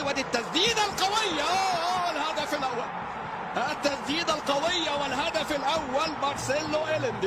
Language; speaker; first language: Arabic; native; Arabic